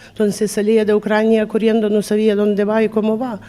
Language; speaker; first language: Spanish; non-native, learner; Ukrainian